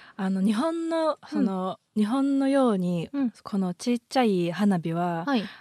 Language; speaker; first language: Japanese; non-native, fluent; Chinese